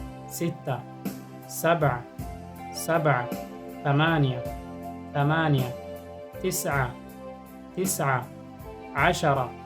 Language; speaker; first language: Arabic; non-native, fluent; Oromo